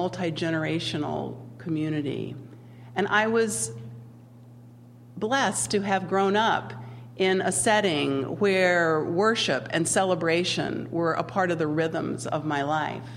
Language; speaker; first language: English; native; English